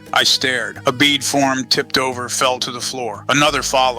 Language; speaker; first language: English; native; English